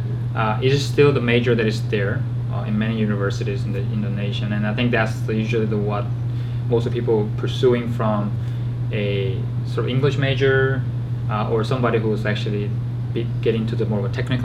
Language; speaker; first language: English; non-native, fluent; Korean